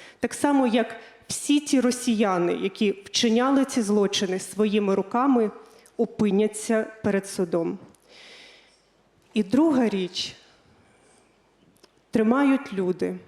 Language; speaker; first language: Ukrainian; native; Ukrainian